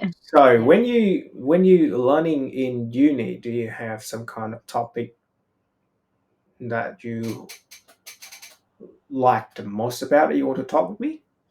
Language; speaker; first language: English; non-native, fluent; Vietnamese